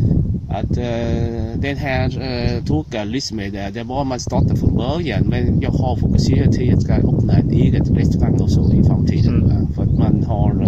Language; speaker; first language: Swedish; non-native, learner; Vietnamese